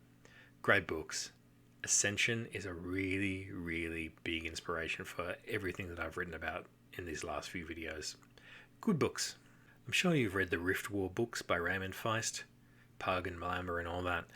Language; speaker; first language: English; native; English